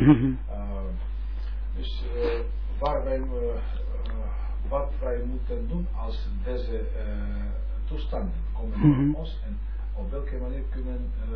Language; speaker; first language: Dutch; non-native, learner; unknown